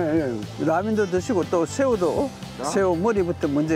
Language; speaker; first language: Korean; native; Korean